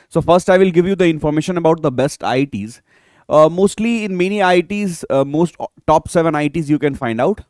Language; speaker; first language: English; non-native, local second language; Hindi